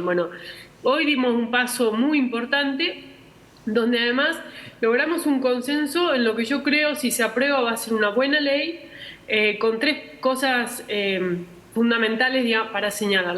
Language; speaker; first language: Spanish; native; Spanish